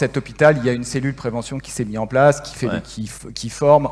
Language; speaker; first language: French; native; French